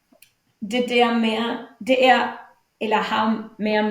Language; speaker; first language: Danish; non-native, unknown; Spanish